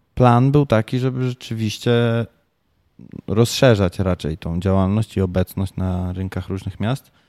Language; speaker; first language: Polish; native; Polish